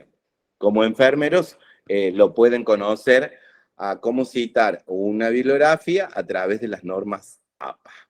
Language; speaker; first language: Spanish; native; Spanish